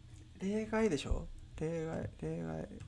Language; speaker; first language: Japanese; non-native, learner; Spanish